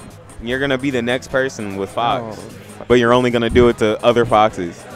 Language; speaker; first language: English; native; English